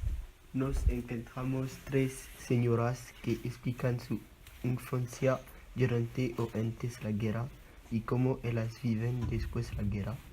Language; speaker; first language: Spanish; non-native, learner; French